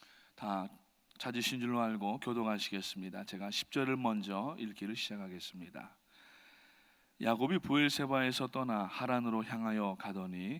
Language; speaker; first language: Korean; native; Korean